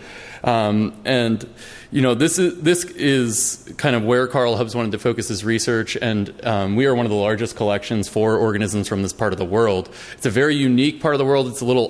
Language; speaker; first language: English; native; English